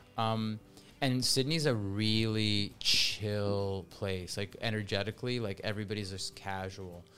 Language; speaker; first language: English; early bilingual, other home language; Russian